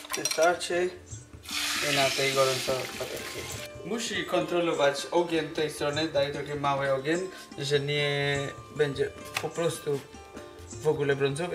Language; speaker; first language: Polish; non-native, learner; Bangla